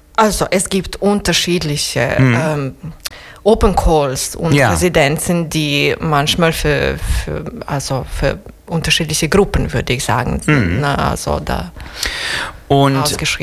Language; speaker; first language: German; non-native, fluent; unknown